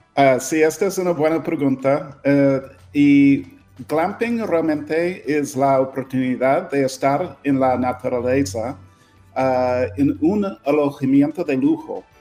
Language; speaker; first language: Spanish; non-native, fluent; English